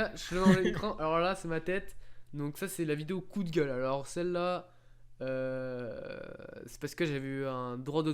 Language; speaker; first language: French; native; French